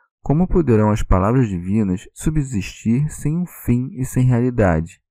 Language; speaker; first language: Portuguese; native; Portuguese